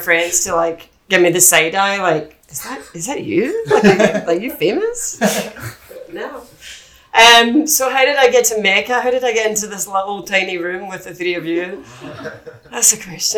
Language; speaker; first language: English; native; English